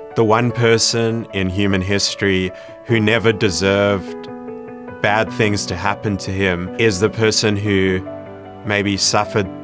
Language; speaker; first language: English; native; English